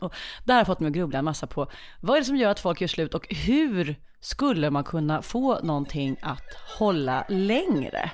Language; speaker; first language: Swedish; native; Swedish